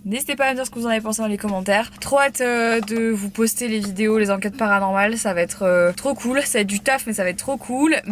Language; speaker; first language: French; native; French